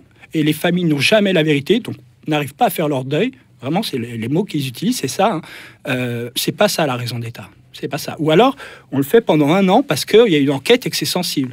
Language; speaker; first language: French; native; French